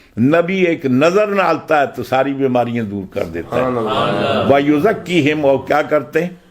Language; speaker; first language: Urdu; non-native, local second language; Punjabi